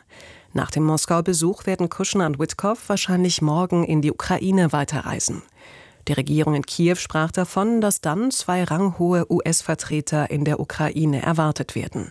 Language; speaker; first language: German; native; German